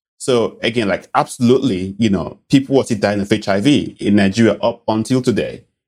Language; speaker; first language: English; non-native, local second language; Bini